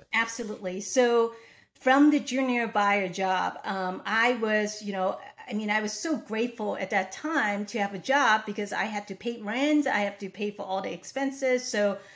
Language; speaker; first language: English; non-native, local second language; Cantonese